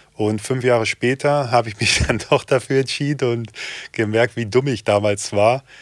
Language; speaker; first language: German; native; German